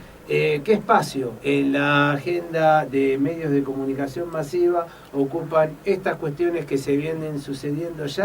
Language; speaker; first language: Spanish; native; Spanish